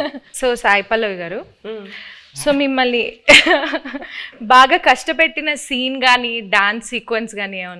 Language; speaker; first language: Telugu; native; Telugu